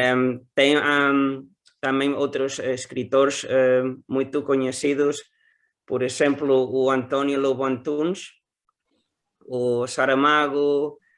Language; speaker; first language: Portuguese; non-native, learner; Spanish